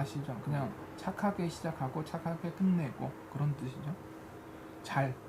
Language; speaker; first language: Korean; non-native, fluent; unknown